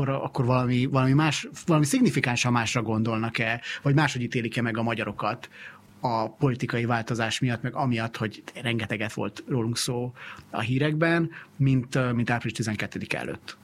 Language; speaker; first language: Hungarian; native; Hungarian